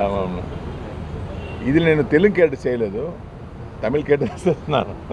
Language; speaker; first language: Telugu; non-native, learner; Tamil